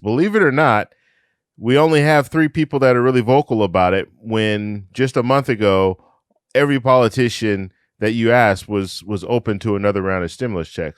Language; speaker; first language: English; native; English